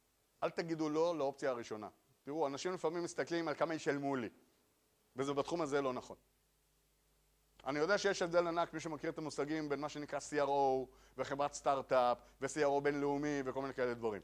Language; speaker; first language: Hebrew; native; Hebrew